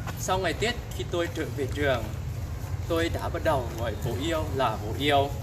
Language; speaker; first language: Vietnamese; non-native, fluent; Lao